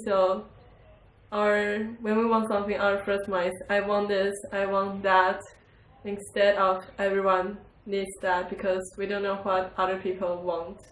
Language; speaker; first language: English; non-native, learner; Chinese